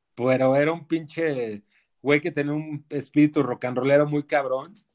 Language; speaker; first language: Spanish; native; Spanish